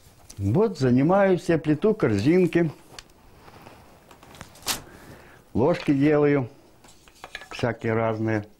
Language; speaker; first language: Russian; native; Russian